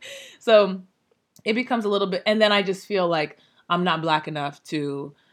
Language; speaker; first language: English; early bilingual, other home language; Yoruba